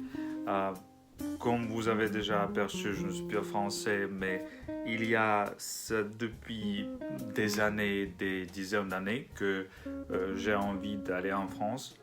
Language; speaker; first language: French; non-native, learner; Russian